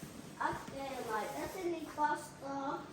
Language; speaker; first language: Finnish; early bilingual, other home language; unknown